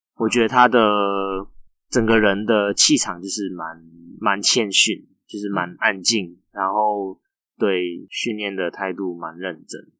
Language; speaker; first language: Chinese; non-native, fluent; Cantonese